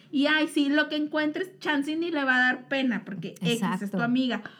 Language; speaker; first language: Spanish; native; Spanish